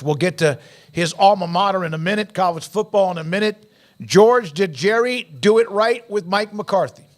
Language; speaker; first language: English; native; English